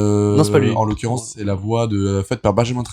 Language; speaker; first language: French; native; French